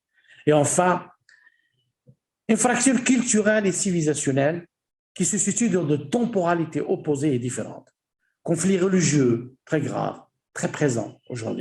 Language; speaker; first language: French; non-native, local second language; Arabic